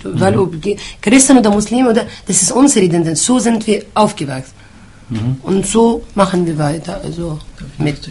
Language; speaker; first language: German; non-native, fluent; Arabic